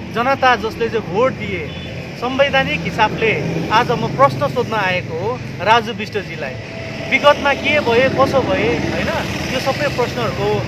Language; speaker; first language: Nepali; native; Nepali